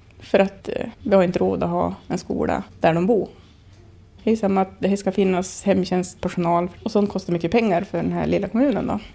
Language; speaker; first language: Swedish; native; Swedish